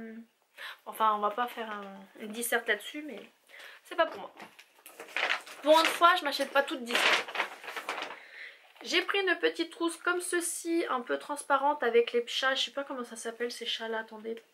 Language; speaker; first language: French; native; French